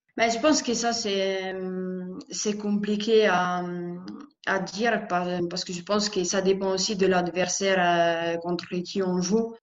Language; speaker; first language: French; non-native, fluent; Italian